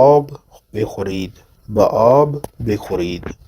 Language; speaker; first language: Persian; non-native, fluent; Urdu